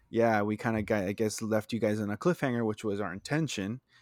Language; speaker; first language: English; early bilingual, other home language; Spanish